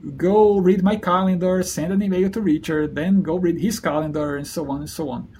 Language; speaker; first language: English; non-native, fluent; Portuguese